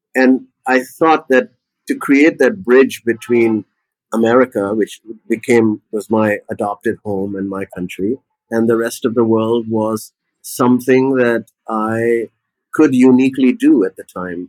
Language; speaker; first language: English; non-native, local second language; Urdu